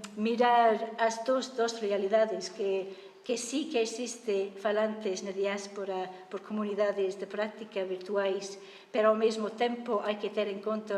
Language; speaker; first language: Galician; non-native, fluent; English